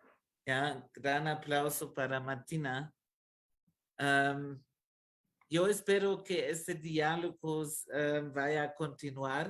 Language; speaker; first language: Spanish; non-native, fluent; German